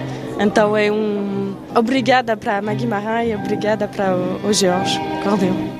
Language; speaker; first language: Portuguese; non-native, fluent; French